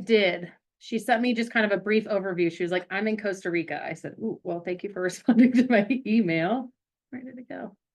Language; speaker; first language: English; native; English